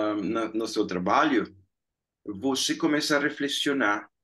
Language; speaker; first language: Portuguese; non-native, fluent; Spanish